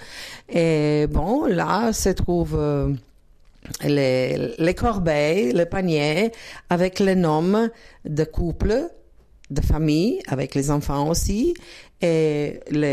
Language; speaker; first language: French; non-native, learner; Croatian